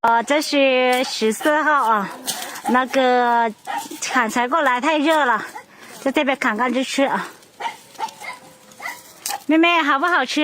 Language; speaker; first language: Chinese; non-native, fluent; Hmong